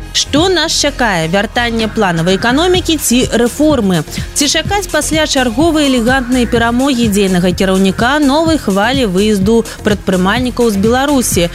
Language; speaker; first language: Belarusian; non-native, local second language; Russian